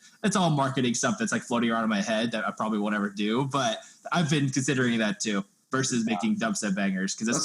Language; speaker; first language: English; native; English